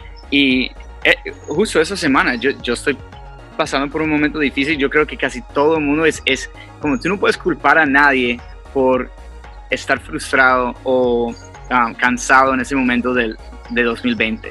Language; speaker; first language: Spanish; non-native, fluent; English